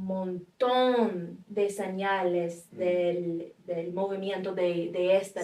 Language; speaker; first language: Spanish; non-native, fluent; English